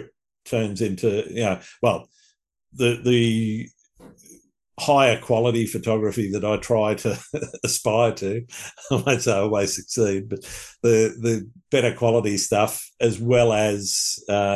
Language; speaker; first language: English; native; English